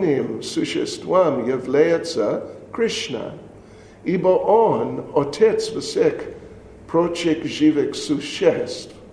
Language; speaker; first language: Russian; non-native, learner; English